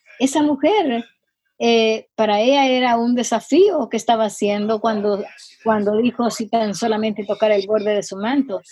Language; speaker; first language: Spanish; native; Spanish